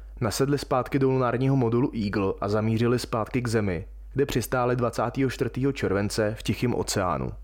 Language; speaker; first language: Czech; native; Czech